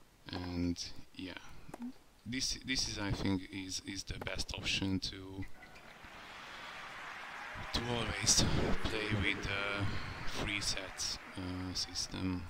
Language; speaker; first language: English; non-native, learner; Hungarian